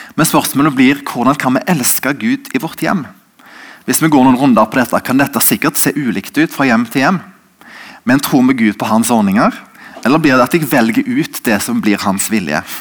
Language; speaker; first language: Norwegian; native; Norwegian